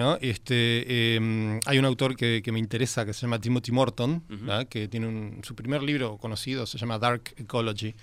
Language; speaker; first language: Spanish; native; Spanish